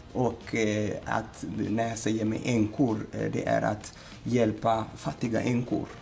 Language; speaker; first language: Swedish; non-native, fluent; Amharic